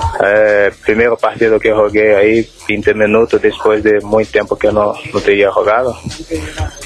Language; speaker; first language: Spanish; non-native, learner; Portuguese